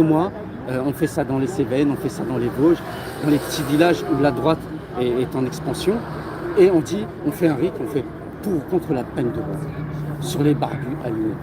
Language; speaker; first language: French; native; French